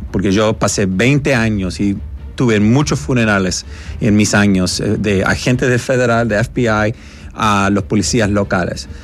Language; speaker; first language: Spanish; early bilingual, heritage; Spanish